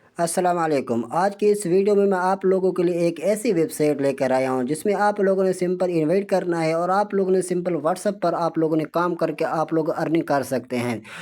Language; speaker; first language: Urdu; non-native, local second language; Punjabi